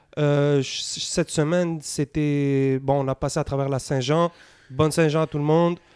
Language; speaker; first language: French; native; French